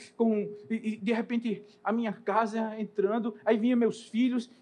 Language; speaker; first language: Portuguese; native; Portuguese